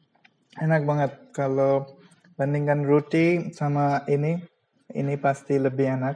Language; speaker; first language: Indonesian; non-native, fluent; Bangla